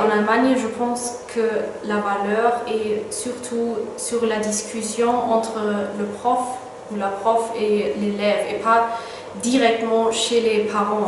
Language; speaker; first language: French; non-native, fluent; German